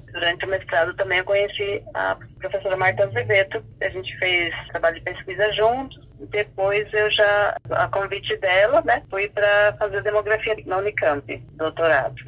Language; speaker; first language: Portuguese; non-native, local second language; Guarani